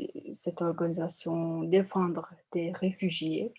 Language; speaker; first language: French; non-native, learner; Turkish